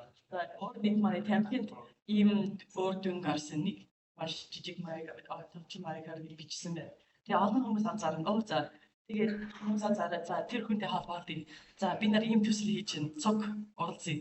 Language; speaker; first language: Mongolian; non-native, fluent; English